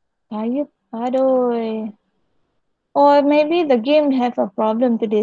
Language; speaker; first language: English; non-native, local second language; Malay